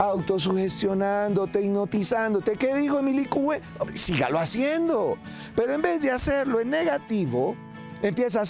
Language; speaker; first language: Spanish; native; Spanish